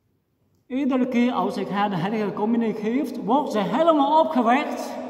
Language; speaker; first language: Dutch; non-native, fluent; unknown